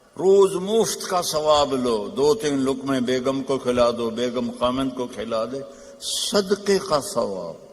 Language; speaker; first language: Urdu; non-native, local second language; Punjabi